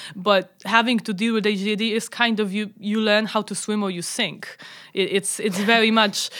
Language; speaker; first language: English; non-native, fluent; Polish